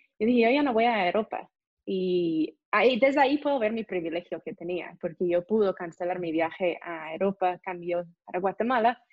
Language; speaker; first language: Spanish; non-native, fluent; English